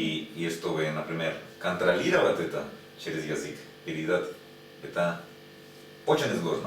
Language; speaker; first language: Russian; non-native, learner; Spanish